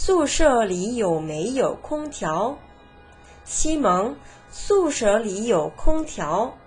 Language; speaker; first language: Chinese; non-native, fluent; Korean